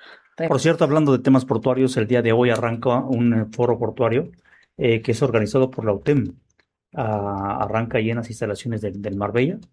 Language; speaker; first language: Spanish; native; Spanish